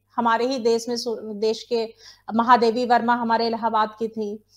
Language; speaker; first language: Hindi; native; Hindi